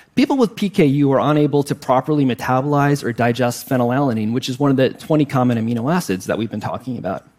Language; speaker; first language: English; native; English